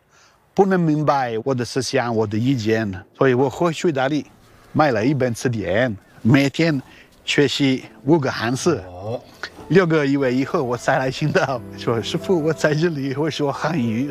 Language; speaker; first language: Chinese; non-native, learner; Italian